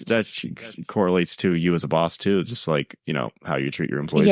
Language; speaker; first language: English; native; English